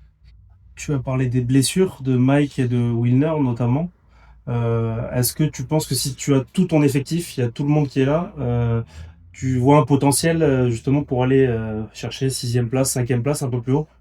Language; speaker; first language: French; native; French